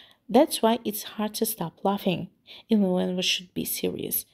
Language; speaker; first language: English; non-native, fluent; Azerbaijani